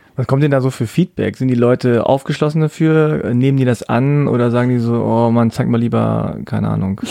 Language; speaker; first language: German; early bilingual, other home language; Korean